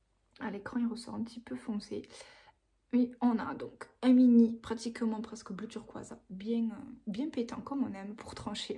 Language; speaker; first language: French; native; French